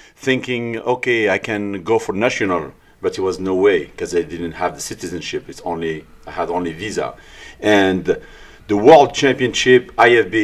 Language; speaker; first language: English; early bilingual, other home language; Arabic